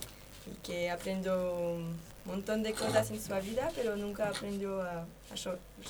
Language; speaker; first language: Spanish; non-native, learner; French